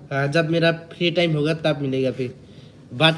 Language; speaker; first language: Hindi; non-native, local second language; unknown